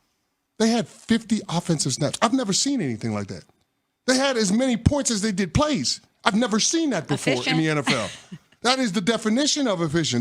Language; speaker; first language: English; native; English